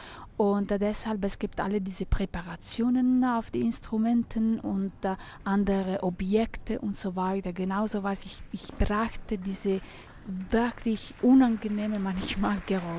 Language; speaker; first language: German; non-native, fluent; Italian